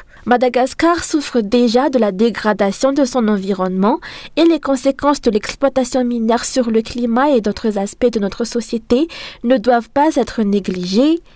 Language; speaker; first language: French; non-native, local second language; Malagasy